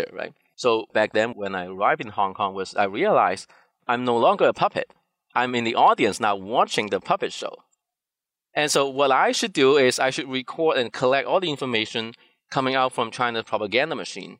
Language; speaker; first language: English; non-native, fluent; Cantonese